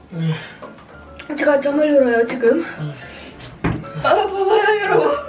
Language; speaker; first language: Korean; non-native, learner; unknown